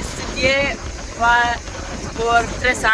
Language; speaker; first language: Spanish; non-native, learner; Italian